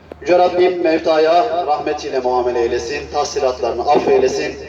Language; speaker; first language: Turkish; native; Turkish